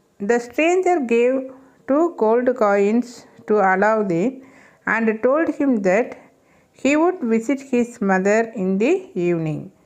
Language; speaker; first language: English; non-native, local second language; Tamil